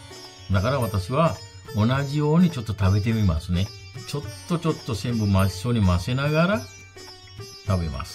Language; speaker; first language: Japanese; non-native, fluent; Sinhala